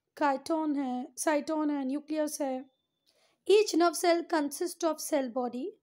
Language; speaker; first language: Hindi; native; Hindi